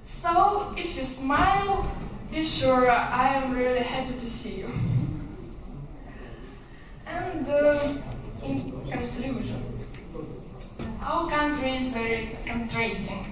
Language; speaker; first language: English; non-native, learner; Russian